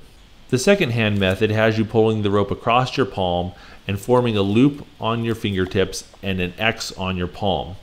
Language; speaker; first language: English; native; English